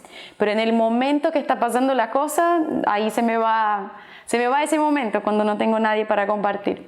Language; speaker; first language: Spanish; non-native, fluent; Portuguese